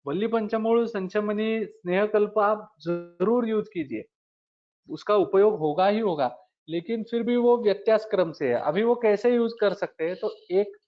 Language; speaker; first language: Hindi; non-native, local second language; Marathi